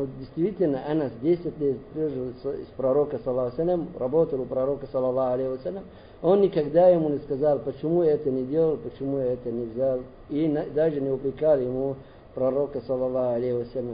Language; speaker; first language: Russian; non-native, learner; Arabic